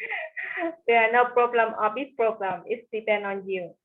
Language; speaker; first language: English; non-native, learner; Vietnamese